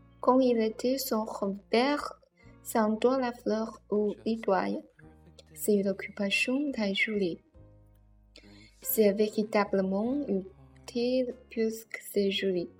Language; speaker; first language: French; non-native, learner; Chinese